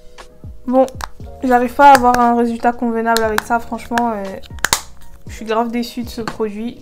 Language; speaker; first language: French; native; French